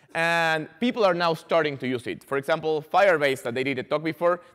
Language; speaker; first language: English; non-native, fluent; Spanish